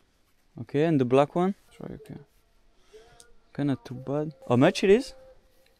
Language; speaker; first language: English; non-native, learner; French